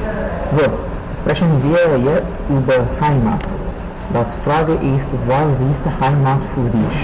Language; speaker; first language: German; non-native, learner; Portuguese